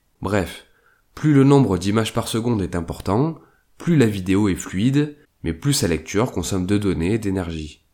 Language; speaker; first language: French; native; French